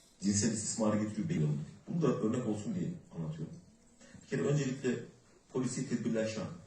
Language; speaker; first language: Turkish; native; Turkish